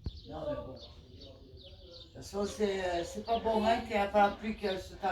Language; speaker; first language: French; native; French